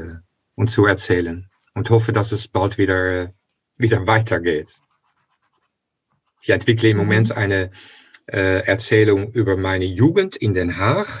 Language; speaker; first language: German; non-native, fluent; Dutch